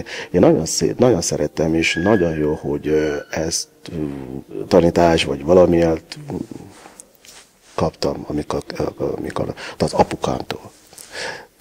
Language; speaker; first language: Hungarian; non-native, learner; Yoruba